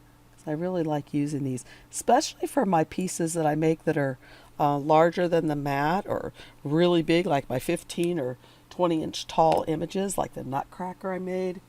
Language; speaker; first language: English; native; English